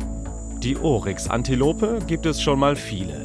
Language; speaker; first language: German; native; German